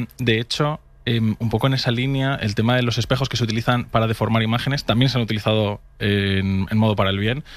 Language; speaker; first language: Spanish; native; Spanish